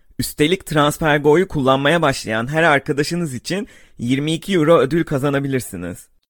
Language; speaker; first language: Turkish; native; Turkish